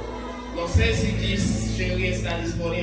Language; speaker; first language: Spanish; non-native, fluent; Haitian Creole